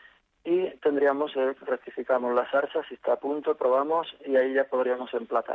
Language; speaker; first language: Spanish; native; Spanish